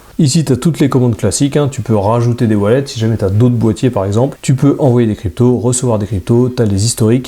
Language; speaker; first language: French; native; French